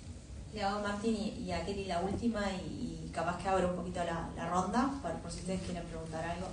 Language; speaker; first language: Spanish; native; Spanish